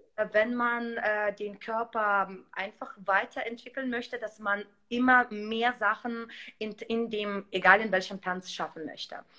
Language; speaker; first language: German; non-native, fluent; Russian